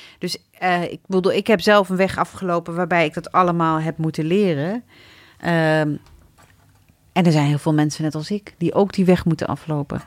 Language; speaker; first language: Dutch; early bilingual, other home language; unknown